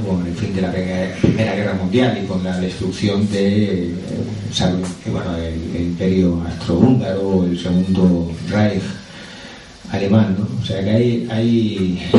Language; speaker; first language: Spanish; native; Spanish